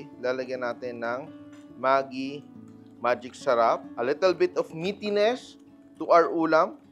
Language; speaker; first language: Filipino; native; Filipino